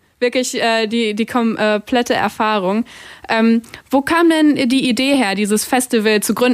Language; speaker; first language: German; native; German